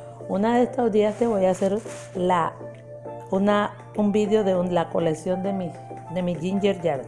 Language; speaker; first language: Spanish; native; Spanish